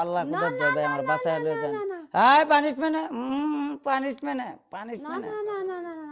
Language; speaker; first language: Hindi; non-native, learner; Bangla